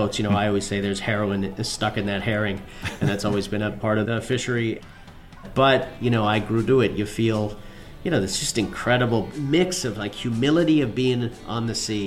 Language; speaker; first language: English; native; English